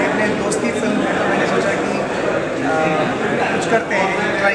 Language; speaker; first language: Hindi; native; Hindi